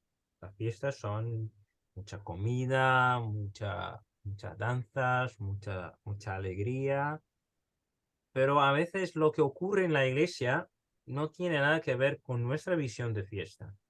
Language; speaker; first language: Spanish; early bilingual, heritage; Spanish